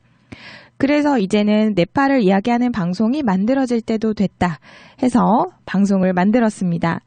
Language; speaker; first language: Korean; native; Korean